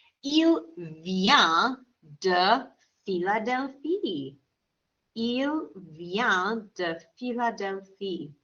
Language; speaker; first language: French; non-native, fluent; English